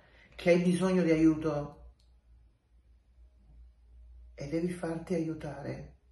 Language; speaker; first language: Italian; non-native, local second language; Spanish